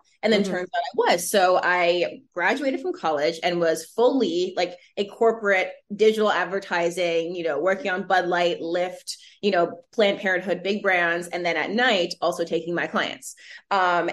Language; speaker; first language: English; native; English